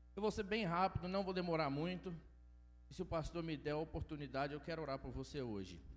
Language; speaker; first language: Portuguese; early bilingual, heritage; Portuguese